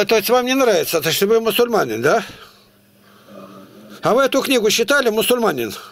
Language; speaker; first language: Russian; native; Russian